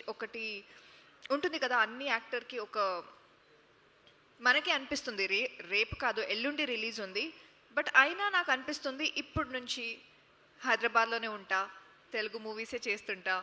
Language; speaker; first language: Telugu; non-native, learner; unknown